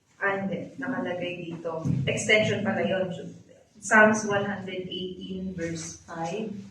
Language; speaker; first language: Filipino; native; Filipino